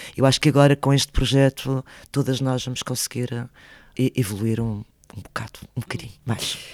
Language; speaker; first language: Portuguese; early bilingual, other home language; Spanish